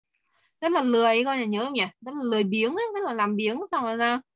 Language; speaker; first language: Chinese; non-native, fluent; Vietnamese